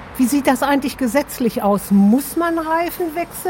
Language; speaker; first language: German; native; German